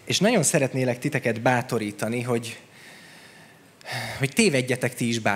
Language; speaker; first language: Hungarian; native; Hungarian